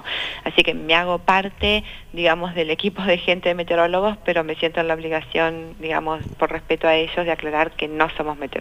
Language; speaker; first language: Spanish; native; Spanish